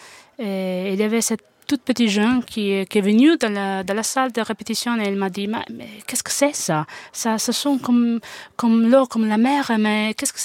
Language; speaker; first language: French; non-native, fluent; Italian